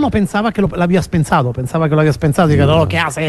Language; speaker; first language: Spanish; non-native, fluent; Italian